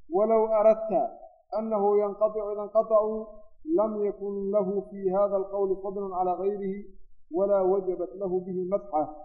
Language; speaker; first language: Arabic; non-native, local second language; Somali